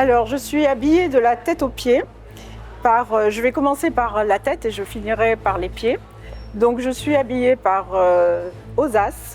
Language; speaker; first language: French; native; French